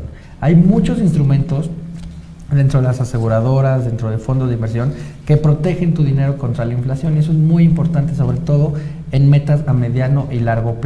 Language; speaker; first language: Spanish; native; Spanish